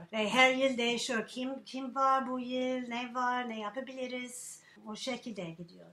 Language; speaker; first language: Turkish; non-native, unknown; English